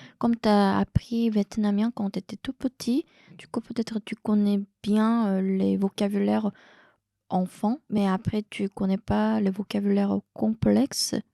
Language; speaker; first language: French; non-native, fluent; Korean